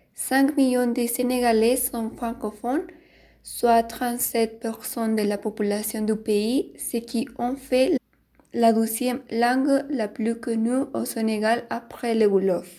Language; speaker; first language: French; non-native, learner; Spanish